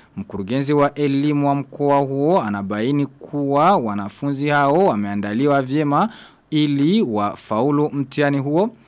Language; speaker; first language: Swahili; non-native, local second language; Rundi